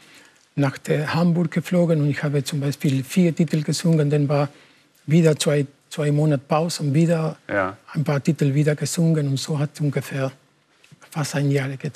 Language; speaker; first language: German; non-native, learner; Spanish